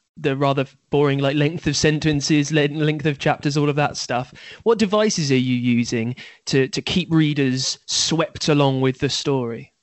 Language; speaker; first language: English; native; English